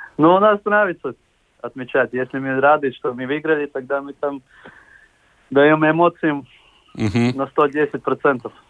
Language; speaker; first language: Russian; non-native, local second language; Latvian